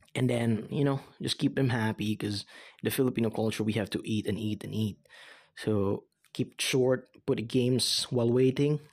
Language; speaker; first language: English; non-native, local second language; Cebuano